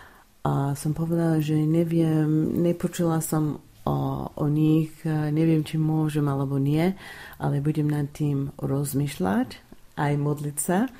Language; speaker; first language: Slovak; non-native, fluent; English